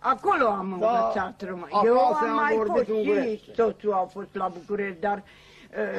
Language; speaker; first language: Romanian; non-native, local second language; Hungarian